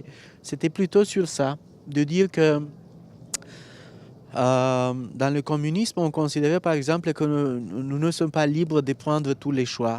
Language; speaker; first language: French; non-native, fluent; Romanian